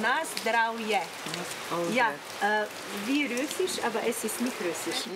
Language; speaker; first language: German; non-native, learner; Slovenian